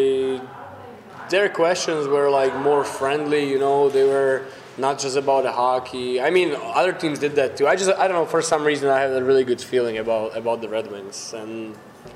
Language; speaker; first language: English; non-native, fluent; Slovak